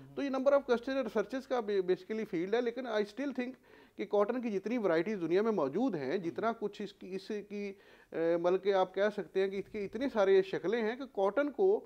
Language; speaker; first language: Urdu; non-native, local second language; Punjabi